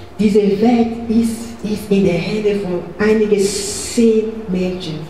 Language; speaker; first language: German; non-native, learner; French